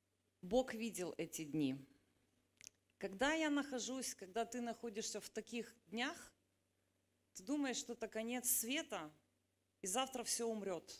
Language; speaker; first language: Russian; native; Russian